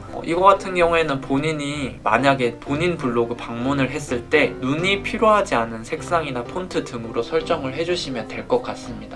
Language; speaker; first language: Korean; native; Korean